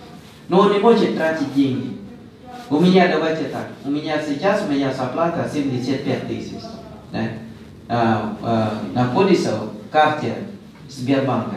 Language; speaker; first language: Russian; non-native, fluent; Thai